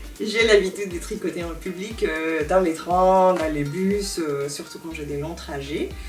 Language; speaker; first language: French; non-native, fluent; Spanish